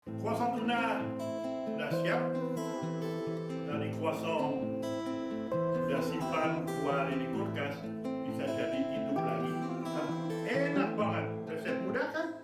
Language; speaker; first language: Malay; non-native, fluent; French